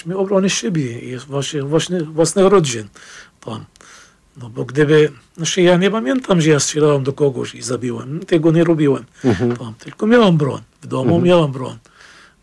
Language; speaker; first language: Polish; non-native, learner; Arabic